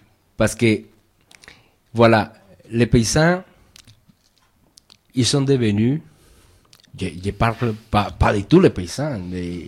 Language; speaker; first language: French; non-native, fluent; Spanish